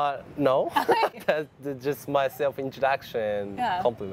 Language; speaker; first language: English; non-native, fluent; Japanese